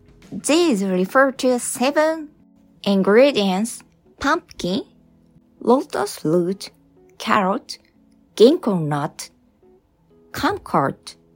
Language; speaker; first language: English; non-native, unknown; Japanese